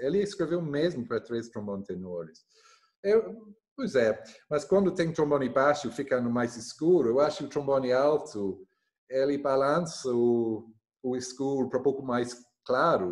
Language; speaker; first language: Portuguese; non-native, learner; English